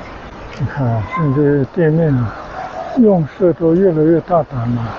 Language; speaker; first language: Chinese; native; Chinese